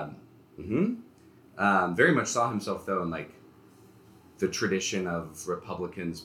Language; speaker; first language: English; native; English